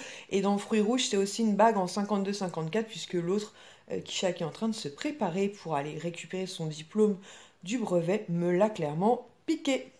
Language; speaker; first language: French; native; French